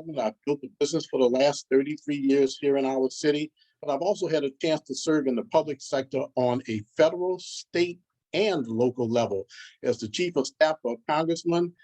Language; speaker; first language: English; native; English